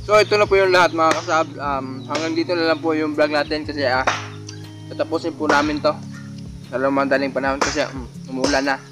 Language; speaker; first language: Filipino; non-native, local second language; Cebuano